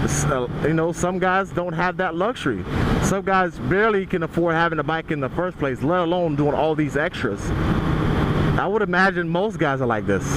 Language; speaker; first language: English; native; English